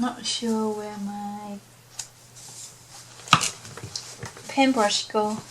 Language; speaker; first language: English; non-native, learner; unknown